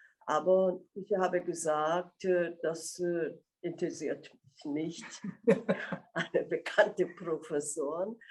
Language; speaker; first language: German; non-native, fluent; Korean